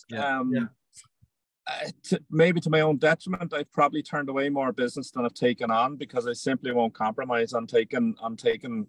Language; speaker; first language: English; native; English